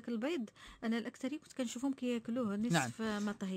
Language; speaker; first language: Arabic; native; Arabic